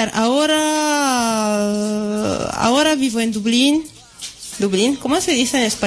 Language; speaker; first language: Spanish; non-native, learner; Italian